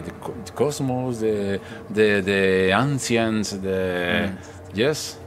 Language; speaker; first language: English; non-native, learner; Spanish